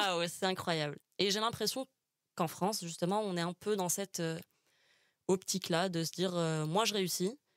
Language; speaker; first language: French; non-native, local second language; Arabic